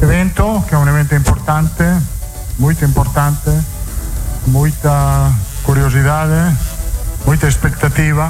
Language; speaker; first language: Portuguese; non-native, fluent; Italian